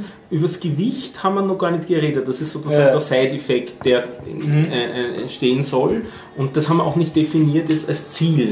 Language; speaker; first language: German; native; German